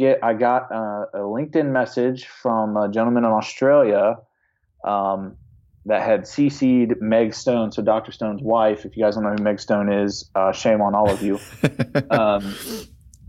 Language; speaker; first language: English; native; English